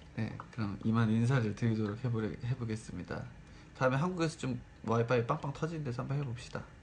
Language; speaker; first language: Korean; native; Korean